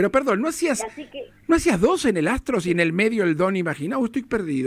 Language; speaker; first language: Spanish; native; Spanish